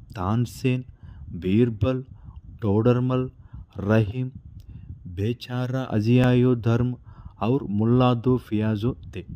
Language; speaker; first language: Hindi; non-native, local second language; Telugu